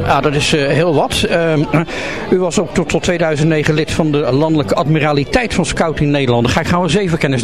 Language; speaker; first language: Dutch; native; Dutch